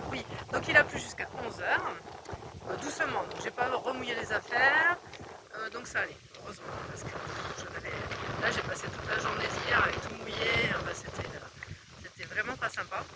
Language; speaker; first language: French; native; French